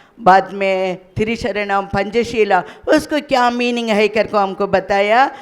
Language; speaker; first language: Hindi; non-native, local second language; Kannada